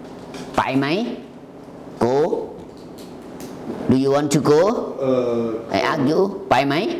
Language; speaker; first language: English; non-native, learner; Thai